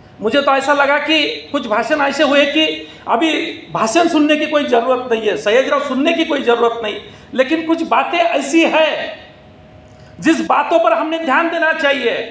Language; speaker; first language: Hindi; non-native, local second language; Marathi